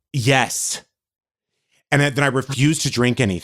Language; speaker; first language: English; native; English